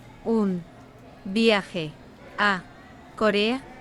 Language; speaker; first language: Spanish; non-native, learner; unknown